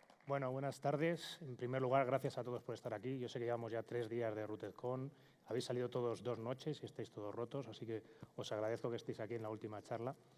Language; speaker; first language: Spanish; native; Spanish